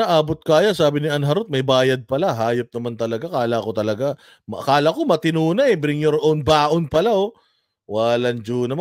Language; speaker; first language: Filipino; native; Filipino